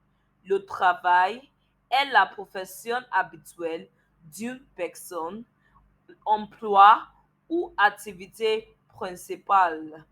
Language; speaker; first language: French; non-native, learner; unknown